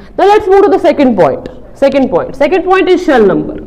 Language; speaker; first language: English; non-native, local second language; Kashmiri